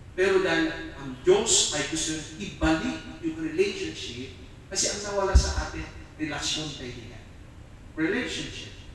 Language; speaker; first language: Filipino; non-native, local second language; Iloko